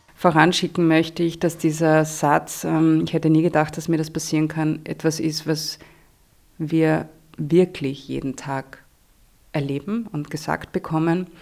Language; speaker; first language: German; native; German